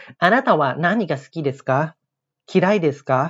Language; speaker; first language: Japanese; non-native, fluent; Thai